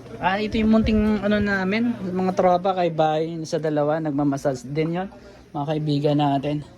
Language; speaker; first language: Filipino; native; Filipino